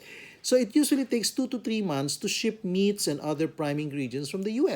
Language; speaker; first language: English; non-native, local second language; Filipino